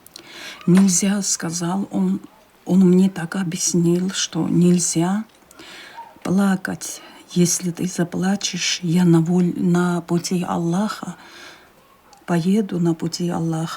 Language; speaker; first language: Russian; non-native, local second language; Chechen